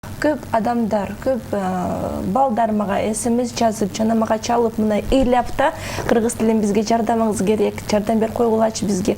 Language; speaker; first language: Kyrgyz; non-native, local second language; Russian